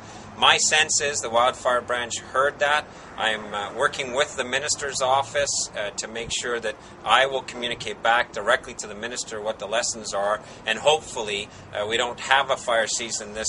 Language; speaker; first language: English; native; English